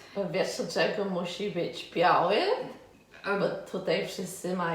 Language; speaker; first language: Polish; early bilingual, heritage; Polish